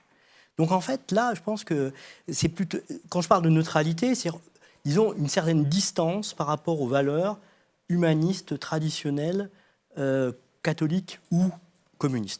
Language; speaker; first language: French; native; French